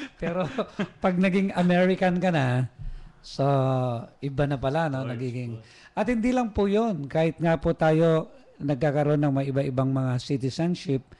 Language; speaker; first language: Filipino; non-native, local second language; Iloko